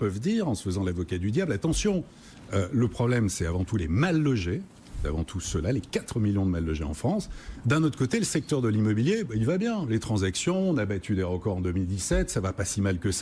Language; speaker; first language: French; native; French